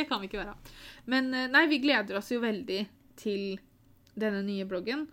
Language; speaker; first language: Norwegian; native; Norwegian